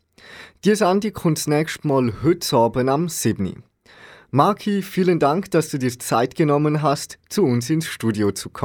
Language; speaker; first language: German; native; German